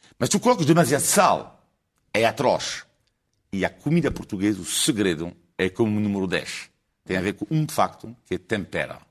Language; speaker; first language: Portuguese; non-native, fluent; French